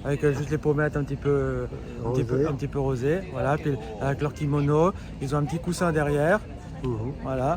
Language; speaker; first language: French; native; French